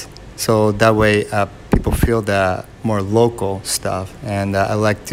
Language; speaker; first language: English; non-native, fluent; Japanese